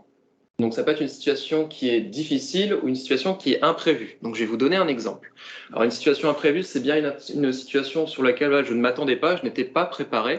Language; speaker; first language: French; native; French